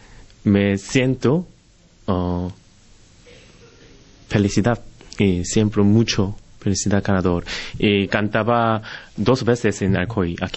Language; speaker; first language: Spanish; non-native, learner; Korean